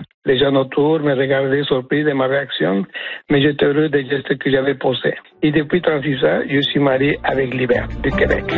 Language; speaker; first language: French; non-native, fluent; Spanish